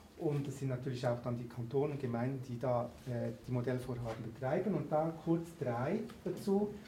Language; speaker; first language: German; native; German